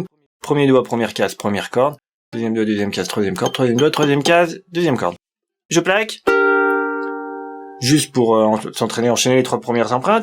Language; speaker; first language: French; native; French